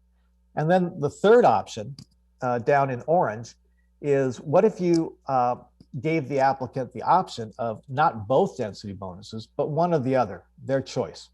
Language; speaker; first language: English; native; English